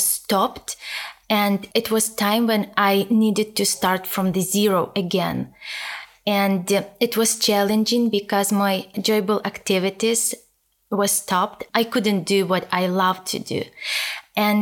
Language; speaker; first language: English; non-native, fluent; Ukrainian